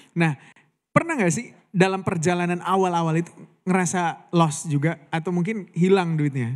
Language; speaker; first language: Indonesian; native; Indonesian